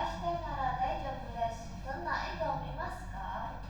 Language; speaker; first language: Japanese; non-native, learner; Indonesian